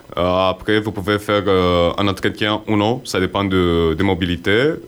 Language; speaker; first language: French; non-native, fluent; Romanian